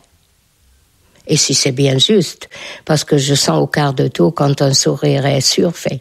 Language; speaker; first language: French; non-native, fluent; Hungarian